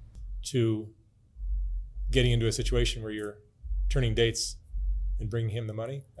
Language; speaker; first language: English; native; English